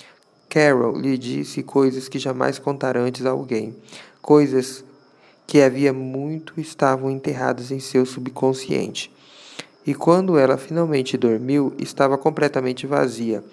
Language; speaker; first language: Portuguese; native; Portuguese